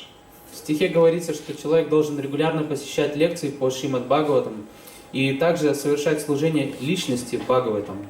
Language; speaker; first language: Russian; native; Russian